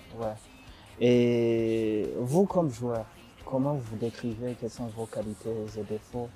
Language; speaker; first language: French; non-native, local second language; Rundi